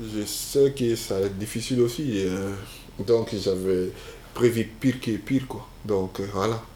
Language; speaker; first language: French; non-native, local second language; Bambara